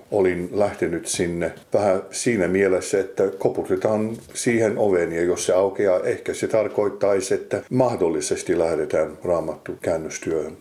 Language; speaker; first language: Finnish; non-native, fluent; English